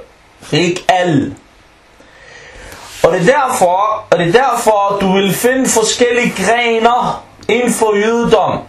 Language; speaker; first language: Danish; non-native, fluent; Arabic